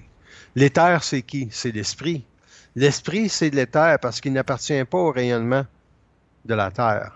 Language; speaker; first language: French; native; French